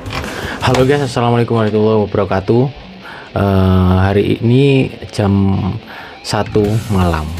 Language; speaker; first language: Indonesian; native; Indonesian